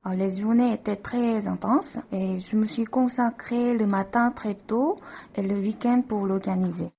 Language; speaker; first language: French; non-native, fluent; Korean